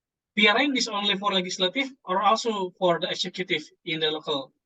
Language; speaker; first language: English; non-native, fluent; Indonesian